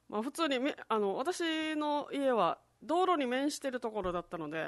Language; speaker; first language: Japanese; native; Japanese